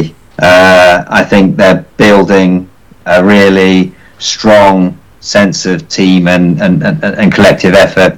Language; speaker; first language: English; native; English